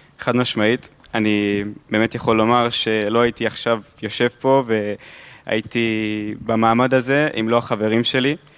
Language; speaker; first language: Hebrew; early bilingual, other home language; Hungarian